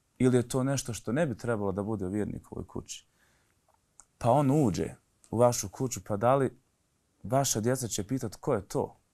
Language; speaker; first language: Bosnian; native; Bosnian